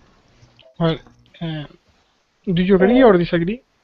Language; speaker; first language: English; non-native, learner; Spanish